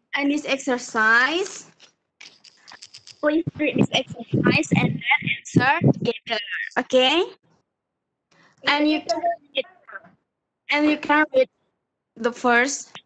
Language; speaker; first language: English; non-native, learner; Indonesian